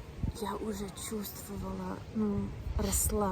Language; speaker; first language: Russian; non-native, learner; English